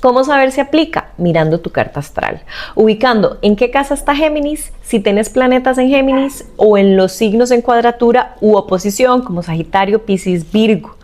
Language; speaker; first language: Spanish; native; Spanish